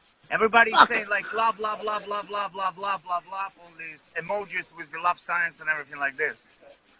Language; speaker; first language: English; non-native, fluent; Russian